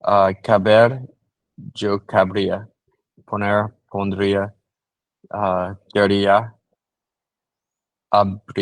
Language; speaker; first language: Spanish; non-native, learner; English